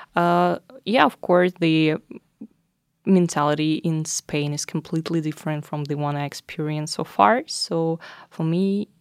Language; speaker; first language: English; non-native, fluent; Russian